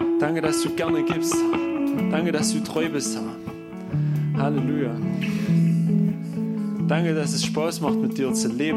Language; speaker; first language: German; native; German